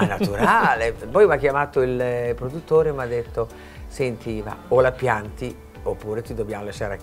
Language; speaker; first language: Italian; native; Italian